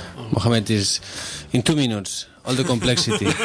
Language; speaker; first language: English; non-native, learner; Catalan